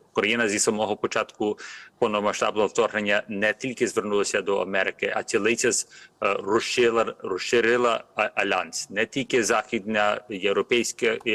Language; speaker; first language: Ukrainian; early bilingual, heritage; Ukrainian